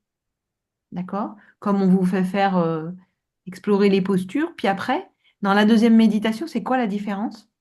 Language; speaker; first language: French; native; French